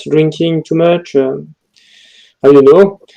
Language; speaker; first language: English; non-native, learner; French